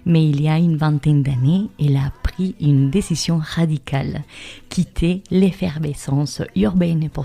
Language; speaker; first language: French; non-native, fluent; Spanish